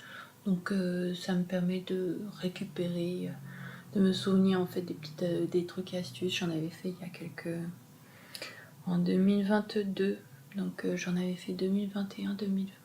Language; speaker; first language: French; native; French